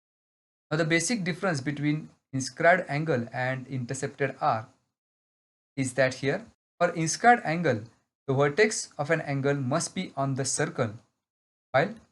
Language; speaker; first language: English; non-native, local second language; Marathi